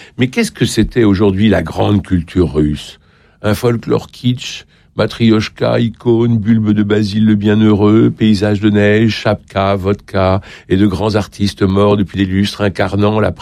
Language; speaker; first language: French; native; French